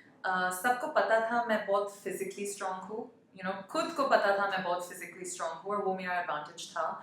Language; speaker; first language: Hindi; non-native, local second language; English